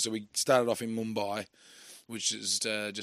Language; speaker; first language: English; native; English